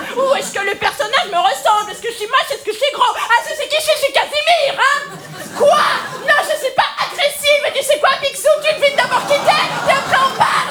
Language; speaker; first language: French; native; French